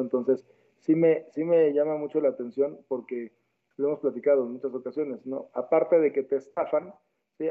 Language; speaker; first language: Spanish; native; Spanish